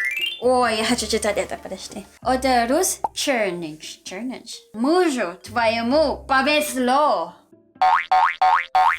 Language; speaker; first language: Russian; non-native, learner; Filipino